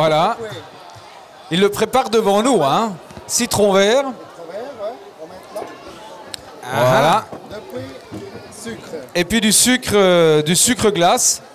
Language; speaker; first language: French; native; French